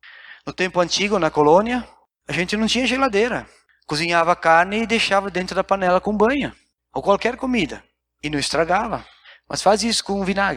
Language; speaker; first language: Portuguese; native; Portuguese